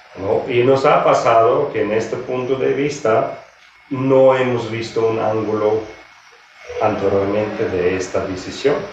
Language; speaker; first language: Spanish; non-native, fluent; German